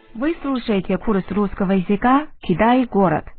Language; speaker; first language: Russian; non-native, fluent; Chinese